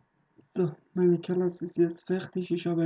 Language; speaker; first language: German; non-native, learner; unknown